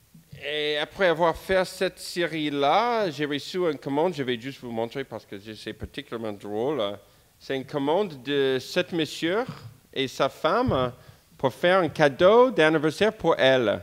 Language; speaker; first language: French; non-native, fluent; English